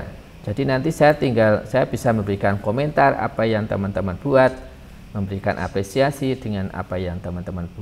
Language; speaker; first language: Indonesian; native; Indonesian